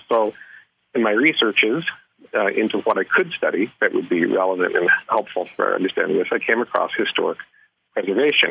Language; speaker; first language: English; native; English